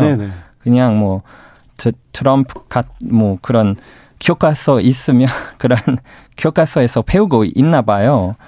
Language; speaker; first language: Korean; non-native, learner; English